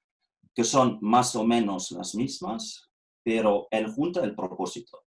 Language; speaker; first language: Spanish; non-native, fluent; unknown